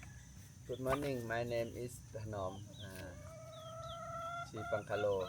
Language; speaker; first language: English; non-native, learner; Thai